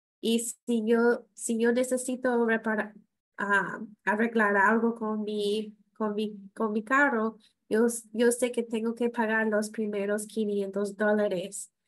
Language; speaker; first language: Spanish; non-native, fluent; English